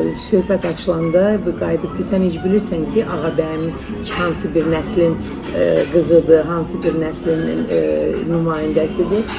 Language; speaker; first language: Azerbaijani; early bilingual, heritage; Azerbaijani